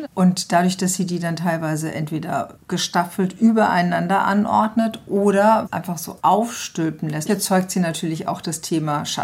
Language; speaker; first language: German; native; German